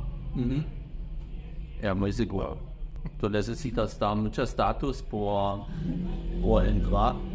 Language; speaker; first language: Spanish; non-native, learner; German